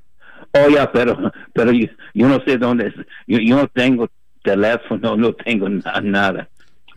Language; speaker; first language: Spanish; early bilingual, heritage; Spanish